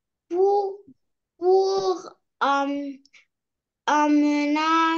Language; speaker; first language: French; non-native, learner; Arabic